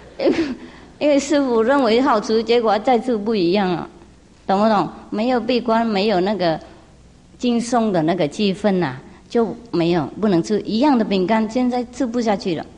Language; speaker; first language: Chinese; non-native, fluent; Vietnamese